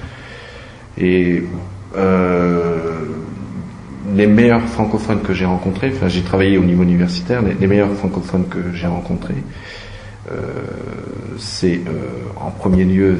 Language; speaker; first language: French; native; French